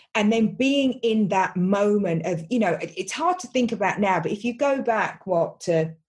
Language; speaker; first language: English; native; English